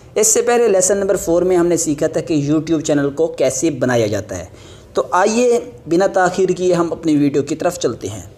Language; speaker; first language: Urdu; non-native, local second language; Punjabi